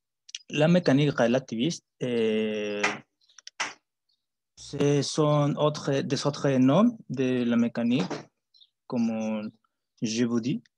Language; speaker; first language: French; non-native, learner; Spanish